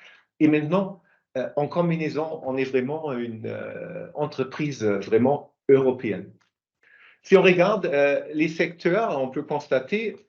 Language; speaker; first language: French; non-native, fluent; German